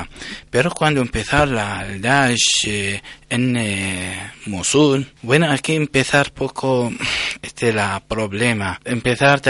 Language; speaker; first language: Spanish; non-native, learner; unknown